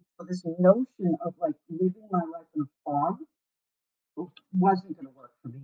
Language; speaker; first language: English; native; English